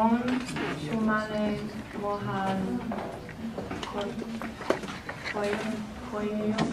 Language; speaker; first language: Korean; non-native, learner; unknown